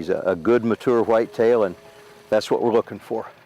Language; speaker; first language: English; native; English